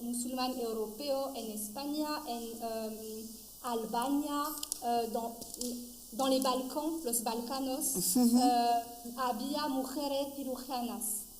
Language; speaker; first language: Spanish; non-native, fluent; French